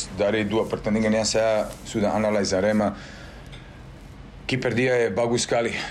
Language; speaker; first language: Indonesian; non-native, fluent; Serbian